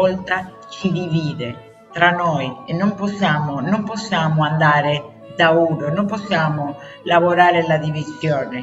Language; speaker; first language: Italian; non-native, learner; Spanish